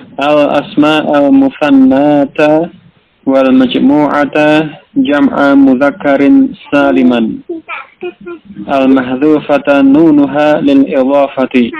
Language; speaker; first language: Arabic; non-native, fluent; Indonesian